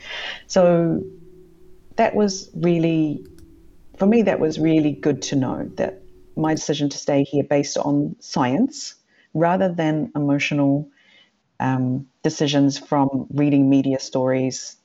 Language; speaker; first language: English; native; English